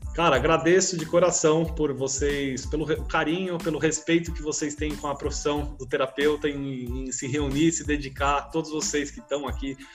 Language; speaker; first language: Portuguese; native; Portuguese